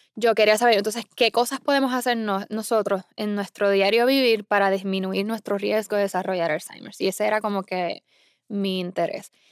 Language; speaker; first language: Spanish; native; Spanish